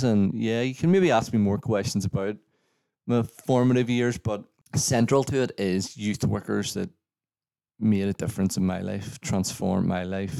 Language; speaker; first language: English; native; English